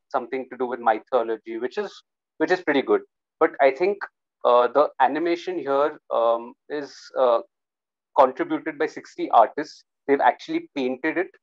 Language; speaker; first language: English; non-native, local second language; Hindi